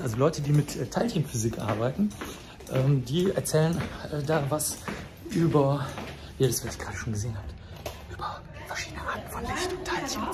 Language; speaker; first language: German; native; German